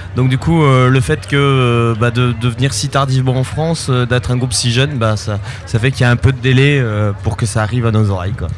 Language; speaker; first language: French; native; French